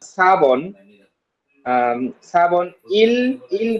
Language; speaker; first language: Korean; non-native, learner; Bangla